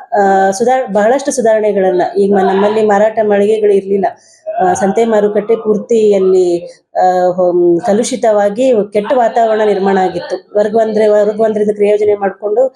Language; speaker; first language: Kannada; native; Kannada